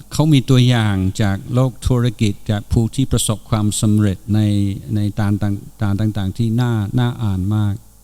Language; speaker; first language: Thai; non-native, fluent; English